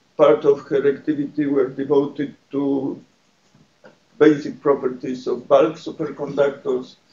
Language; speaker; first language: English; non-native, fluent; Polish